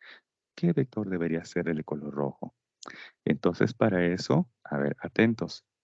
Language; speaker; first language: Spanish; native; Spanish